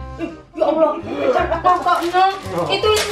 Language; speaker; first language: Indonesian; native; Indonesian